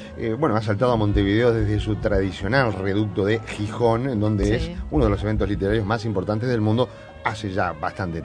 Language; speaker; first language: Spanish; native; Spanish